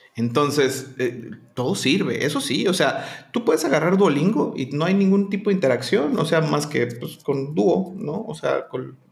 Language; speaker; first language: Spanish; native; Spanish